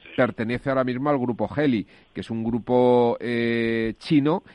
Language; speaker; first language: Spanish; native; Spanish